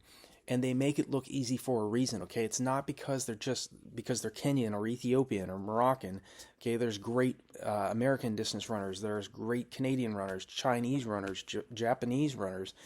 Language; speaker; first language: English; native; English